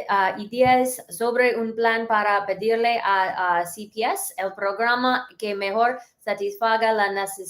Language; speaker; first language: Spanish; early bilingual, heritage; English